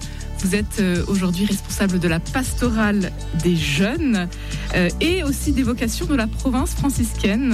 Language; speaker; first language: French; native; French